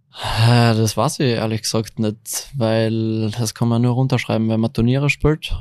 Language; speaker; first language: German; native; German